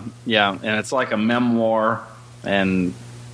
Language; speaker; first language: English; native; English